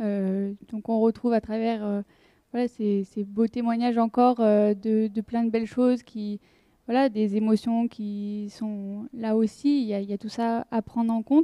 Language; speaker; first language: French; native; French